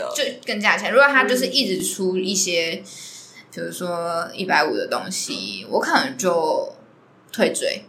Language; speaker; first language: Chinese; native; Chinese